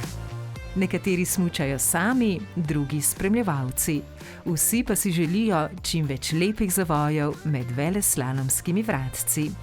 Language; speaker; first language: Slovenian; native; Slovenian